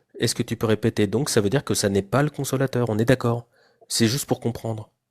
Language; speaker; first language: French; native; French